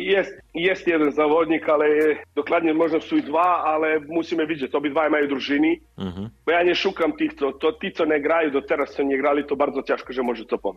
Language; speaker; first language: Polish; non-native, learner; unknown